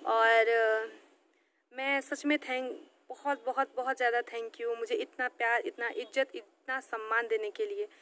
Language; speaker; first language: Hindi; native; Hindi